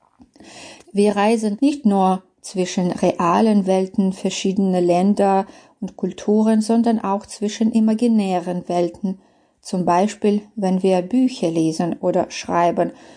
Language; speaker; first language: German; non-native, fluent; Belarusian